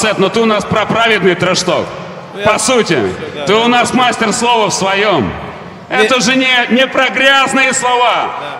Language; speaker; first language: Russian; native; Russian